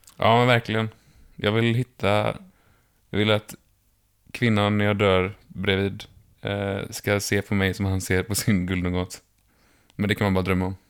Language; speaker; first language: Swedish; native; Swedish